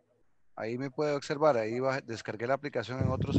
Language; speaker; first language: Spanish; native; Spanish